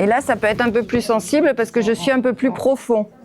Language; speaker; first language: French; native; French